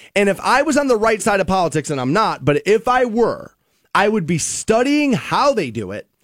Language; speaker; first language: English; native; English